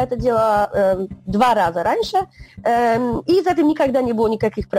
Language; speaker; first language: Russian; non-native, learner; Polish